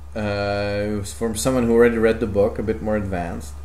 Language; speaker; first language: English; non-native, fluent; Hungarian